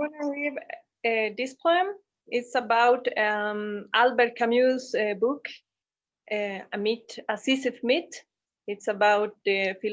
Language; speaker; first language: English; non-native, fluent; Spanish